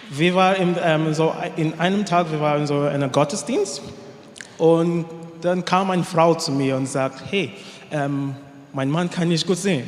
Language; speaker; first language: German; non-native, learner; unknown